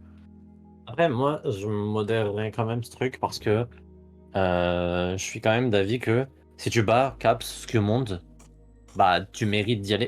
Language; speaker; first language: French; native; French